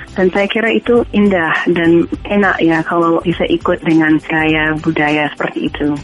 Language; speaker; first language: Indonesian; non-native, fluent; English